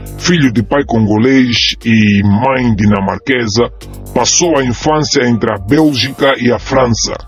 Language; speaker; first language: Portuguese; native; Portuguese